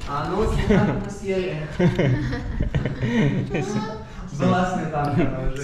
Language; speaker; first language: Russian; native; Russian